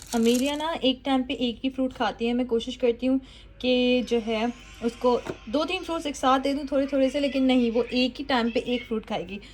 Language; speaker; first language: Urdu; native; Urdu